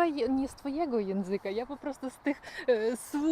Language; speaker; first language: Polish; non-native, learner; Ukrainian